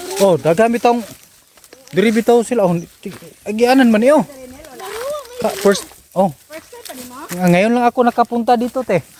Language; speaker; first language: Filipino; non-native, local second language; Cebuano